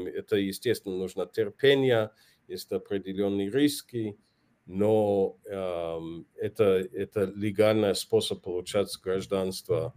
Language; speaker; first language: Russian; non-native, fluent; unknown